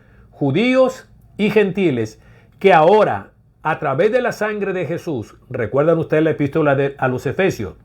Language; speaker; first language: Spanish; native; Spanish